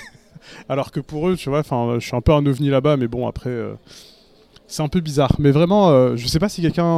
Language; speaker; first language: French; native; French